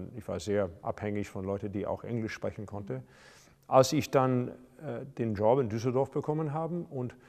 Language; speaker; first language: German; non-native, fluent; English